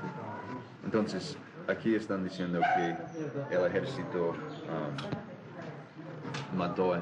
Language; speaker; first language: Spanish; non-native, fluent; English